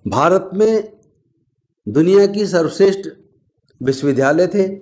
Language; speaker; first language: Hindi; native; Hindi